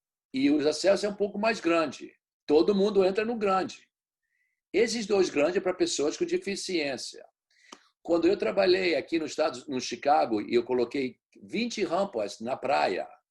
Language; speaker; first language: Portuguese; early bilingual, heritage; Portuguese